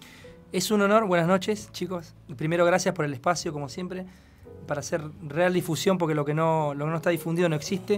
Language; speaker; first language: Spanish; native; Spanish